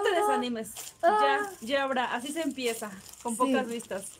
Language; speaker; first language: Spanish; native; Spanish